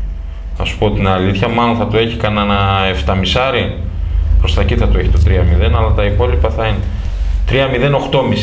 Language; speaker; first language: Greek; native; Greek